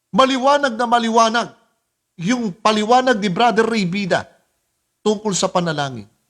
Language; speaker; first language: Filipino; native; Filipino